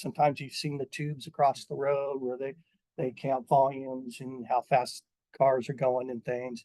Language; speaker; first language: English; native; English